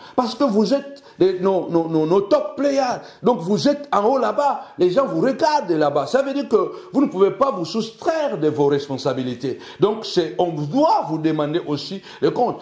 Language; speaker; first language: French; early bilingual, other home language; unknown